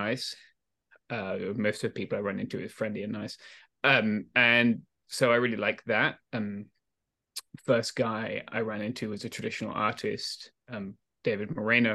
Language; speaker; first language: English; native; English